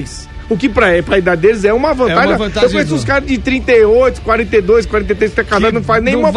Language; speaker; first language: Portuguese; native; Portuguese